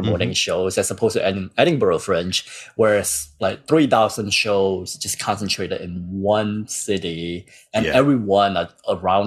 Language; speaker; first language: English; non-native, local second language; Cantonese